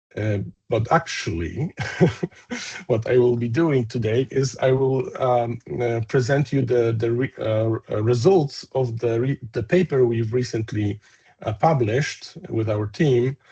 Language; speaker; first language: English; non-native, fluent; Polish